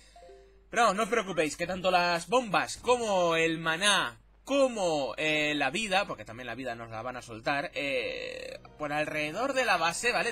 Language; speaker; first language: Spanish; native; Spanish